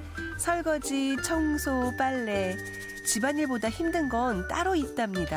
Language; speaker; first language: Korean; native; Korean